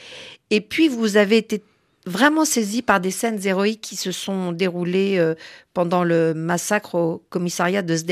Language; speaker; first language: French; native; French